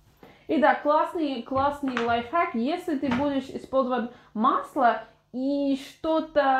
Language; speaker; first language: Russian; non-native, fluent; English